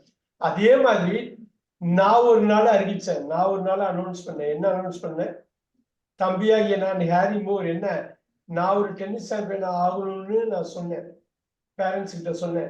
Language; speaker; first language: Tamil; native; Tamil